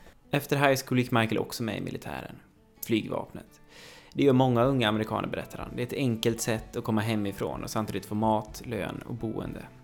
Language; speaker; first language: Swedish; native; Swedish